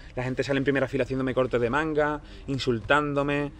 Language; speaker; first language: Spanish; native; Spanish